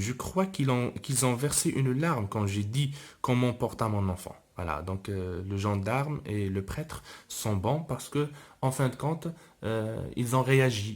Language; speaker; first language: French; non-native, local second language; Arabic